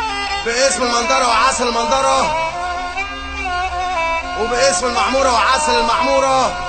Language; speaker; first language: Arabic; native; Arabic